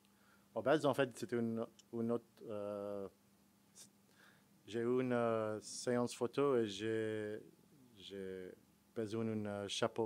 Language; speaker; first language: French; non-native, fluent; English